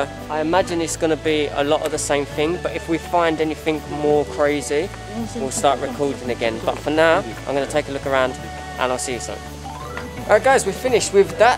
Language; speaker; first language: English; native; English